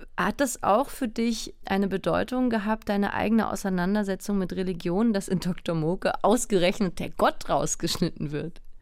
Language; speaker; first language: German; native; German